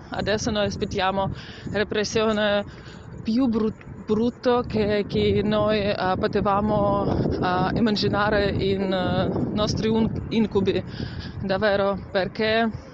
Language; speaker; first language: Italian; non-native, learner; Russian